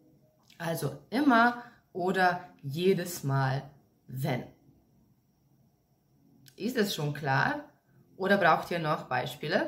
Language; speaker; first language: German; non-native, fluent; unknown